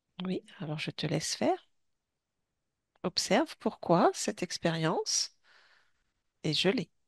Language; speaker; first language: French; native; French